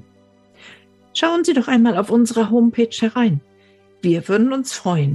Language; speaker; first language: German; native; German